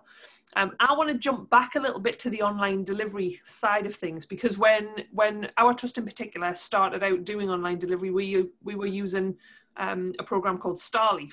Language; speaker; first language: English; native; English